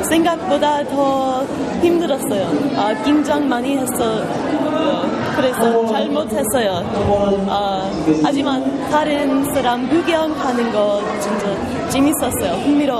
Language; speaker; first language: Korean; non-native, learner; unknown